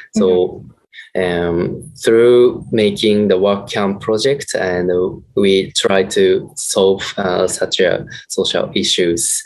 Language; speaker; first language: English; non-native, learner; Japanese